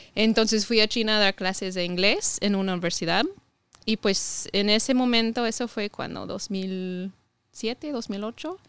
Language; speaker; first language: Spanish; non-native, fluent; English